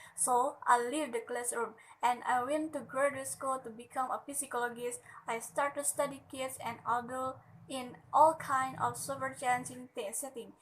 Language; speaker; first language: English; non-native, learner; Indonesian